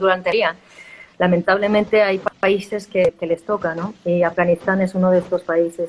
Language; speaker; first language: Spanish; native; Spanish